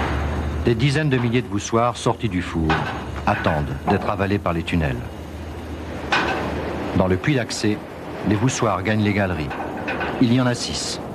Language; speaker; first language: French; native; French